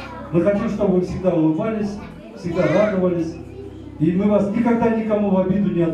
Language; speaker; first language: Russian; non-native, local second language; Kazakh